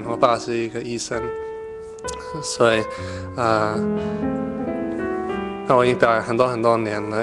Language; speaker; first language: Chinese; early bilingual, heritage; Chinese